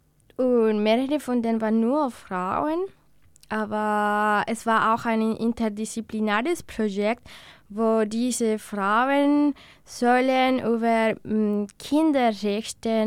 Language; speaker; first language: German; non-native, learner; Spanish